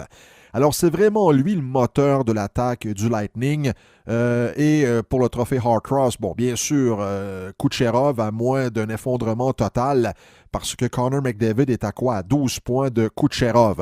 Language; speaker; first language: French; native; French